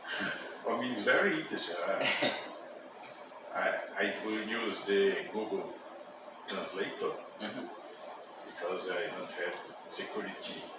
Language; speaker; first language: English; non-native, learner; Portuguese